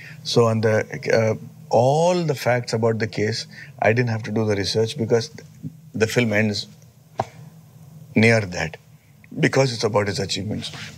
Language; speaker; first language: English; non-native, local second language; Tamil